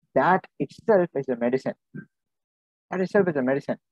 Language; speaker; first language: English; non-native, local second language; Tamil